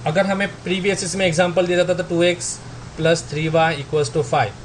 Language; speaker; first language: Hindi; non-native, local second language; Marathi